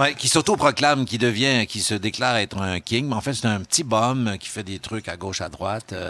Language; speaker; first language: French; native; French